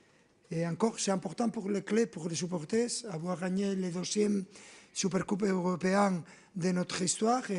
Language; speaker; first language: French; non-native, fluent; Spanish